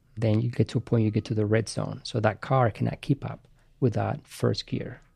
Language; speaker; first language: English; non-native, fluent; Spanish